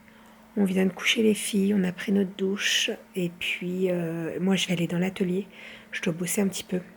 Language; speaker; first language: French; native; French